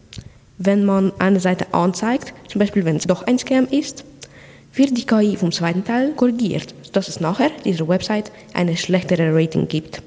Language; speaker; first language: German; non-native, local second language; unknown